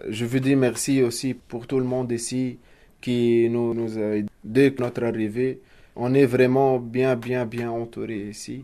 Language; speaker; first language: French; non-native, local second language; Arabic